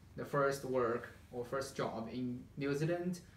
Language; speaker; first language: English; non-native, fluent; Chinese